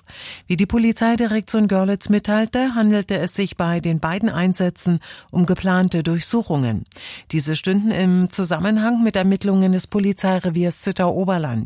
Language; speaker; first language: German; native; German